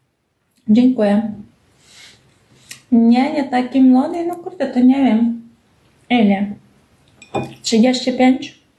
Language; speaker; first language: Polish; non-native, learner; Ukrainian